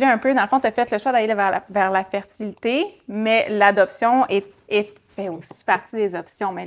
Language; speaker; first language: French; native; French